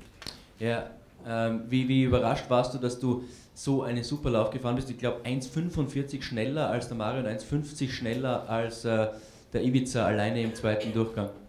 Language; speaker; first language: German; native; German